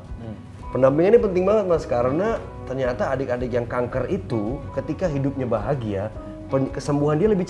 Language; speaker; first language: Indonesian; native; Indonesian